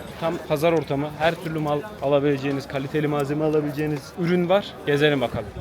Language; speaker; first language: Turkish; native; Turkish